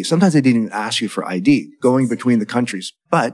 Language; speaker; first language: English; native; English